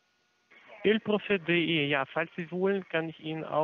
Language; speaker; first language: German; non-native, fluent; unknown